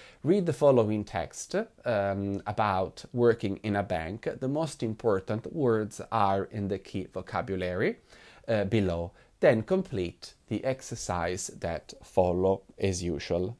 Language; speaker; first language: English; non-native, fluent; Italian